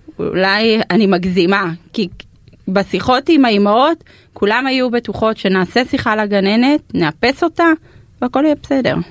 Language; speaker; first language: Hebrew; native; Hebrew